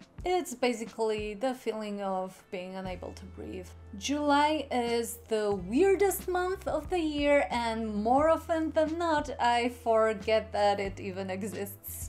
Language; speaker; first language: English; non-native, fluent; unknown